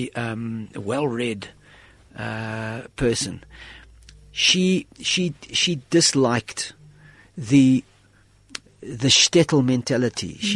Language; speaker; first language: English; native; English